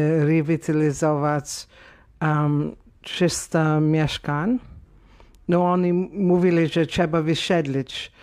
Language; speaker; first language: Polish; non-native, fluent; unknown